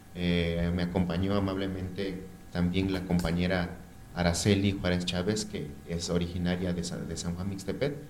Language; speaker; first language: Spanish; non-native, local second language; Mixtepec Mixtec